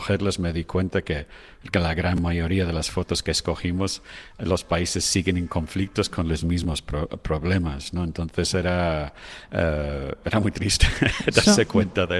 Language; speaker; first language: Spanish; non-native, fluent; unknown